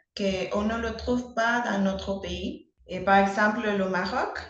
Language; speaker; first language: French; non-native, fluent; Spanish